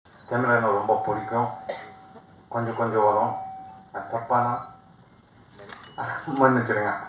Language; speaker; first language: Tamil; non-native, learner; Kannada